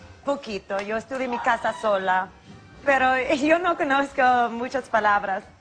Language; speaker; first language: Spanish; non-native, learner; English